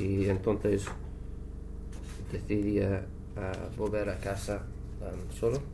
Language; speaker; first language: Spanish; non-native, learner; English